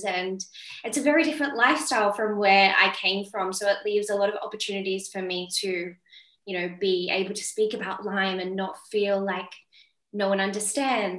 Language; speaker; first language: English; native; English